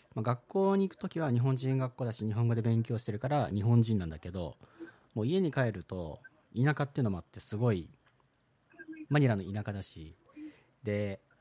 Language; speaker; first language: Japanese; early bilingual, heritage; Japanese